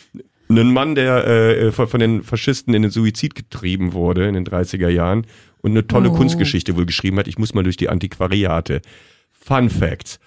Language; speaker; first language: German; native; German